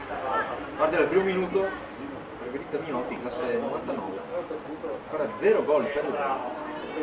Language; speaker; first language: Italian; native; Italian